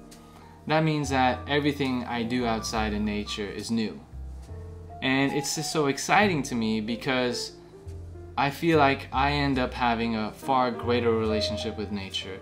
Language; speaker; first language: English; native; English